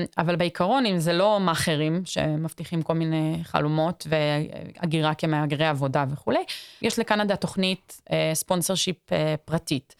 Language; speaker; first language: Hebrew; native; Hebrew